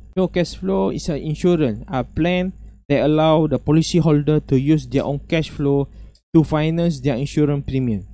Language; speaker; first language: English; non-native, local second language; Malay